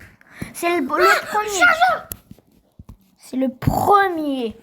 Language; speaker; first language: French; native; French